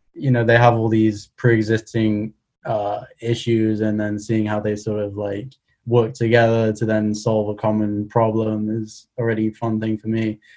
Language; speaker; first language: English; native; English